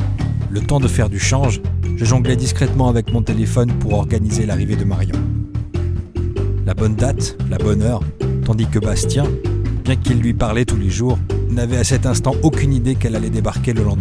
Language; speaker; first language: French; native; French